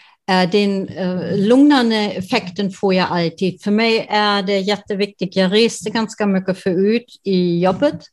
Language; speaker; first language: Swedish; non-native, fluent; German